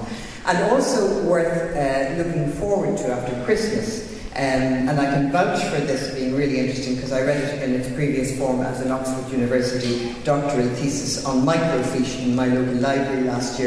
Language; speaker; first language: English; native; English